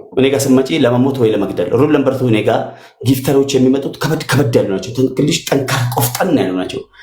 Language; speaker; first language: Amharic; native; Amharic